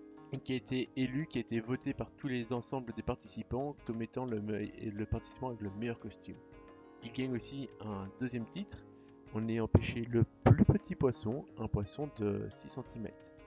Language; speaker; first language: French; native; French